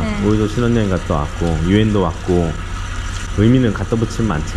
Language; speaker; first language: Korean; native; Korean